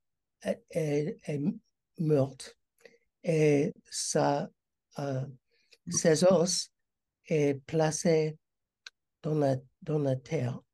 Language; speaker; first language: French; non-native, learner; English